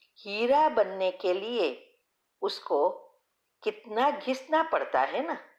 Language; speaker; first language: Hindi; native; Hindi